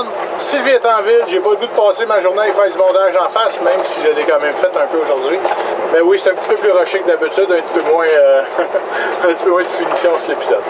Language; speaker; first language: French; native; French